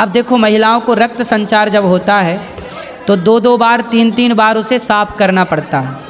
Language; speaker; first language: Hindi; native; Hindi